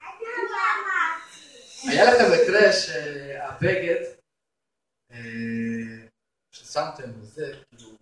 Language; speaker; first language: Hebrew; non-native, fluent; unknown